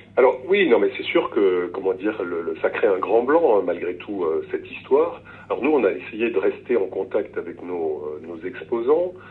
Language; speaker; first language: French; native; French